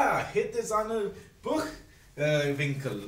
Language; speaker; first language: Dutch; non-native, learner; English